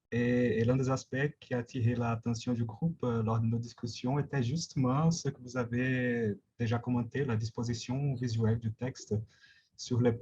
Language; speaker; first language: French; non-native, fluent; Portuguese